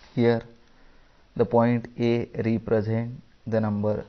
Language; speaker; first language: English; non-native, local second language; Marathi